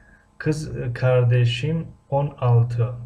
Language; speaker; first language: Turkish; non-native, fluent; Tajik